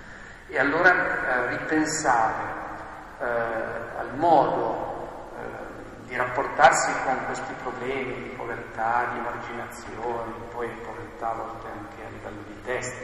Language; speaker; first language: Italian; native; Italian